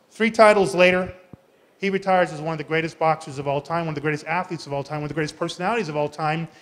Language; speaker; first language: English; native; English